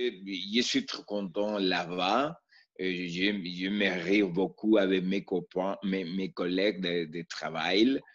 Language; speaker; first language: French; non-native, learner; Spanish